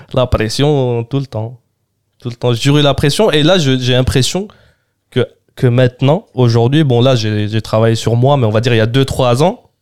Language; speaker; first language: French; non-native, local second language; Arabic